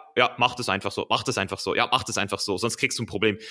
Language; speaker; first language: German; early bilingual, other home language; Azerbaijani